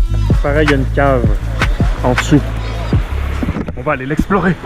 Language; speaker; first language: French; native; French